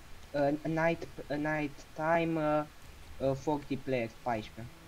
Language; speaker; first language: English; non-native, fluent; Romanian